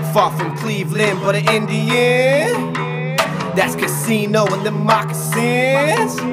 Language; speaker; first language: English; native; English